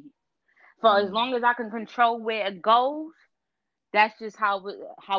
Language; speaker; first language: English; native; English